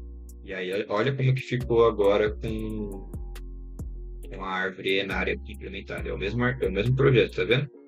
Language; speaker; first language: Portuguese; native; Portuguese